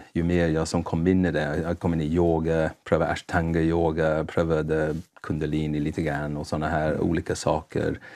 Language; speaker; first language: Swedish; non-native, fluent; English